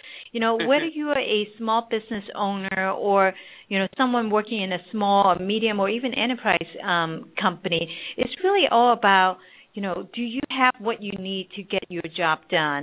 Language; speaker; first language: English; non-native, local second language; Cantonese